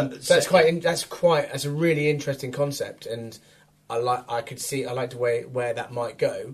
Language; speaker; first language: English; native; English